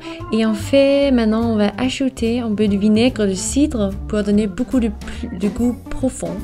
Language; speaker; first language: French; non-native, fluent; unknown